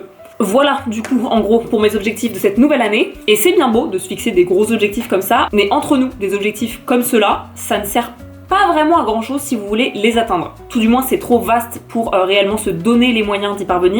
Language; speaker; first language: French; native; French